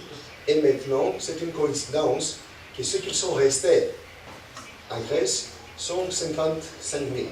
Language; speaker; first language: French; non-native, fluent; Greek